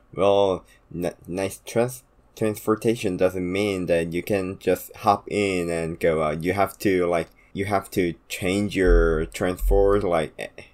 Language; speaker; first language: English; non-native, fluent; Korean